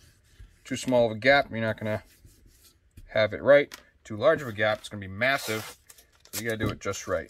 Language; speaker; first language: English; native; English